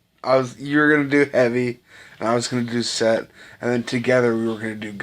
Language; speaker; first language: English; native; English